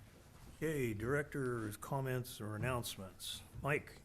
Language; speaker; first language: English; native; English